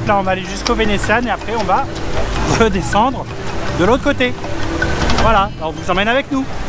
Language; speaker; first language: French; native; French